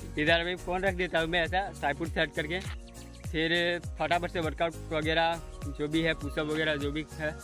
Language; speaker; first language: Hindi; non-native, local second language; Gujarati